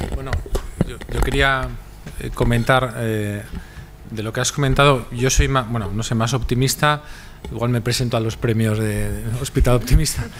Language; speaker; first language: Spanish; native; Spanish